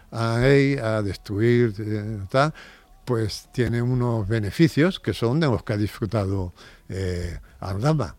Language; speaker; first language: Spanish; native; Spanish